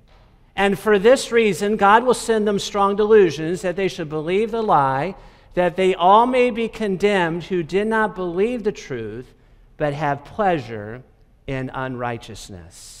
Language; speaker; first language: English; native; English